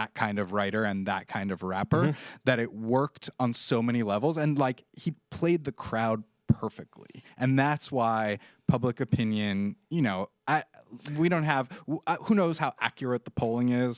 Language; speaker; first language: English; native; English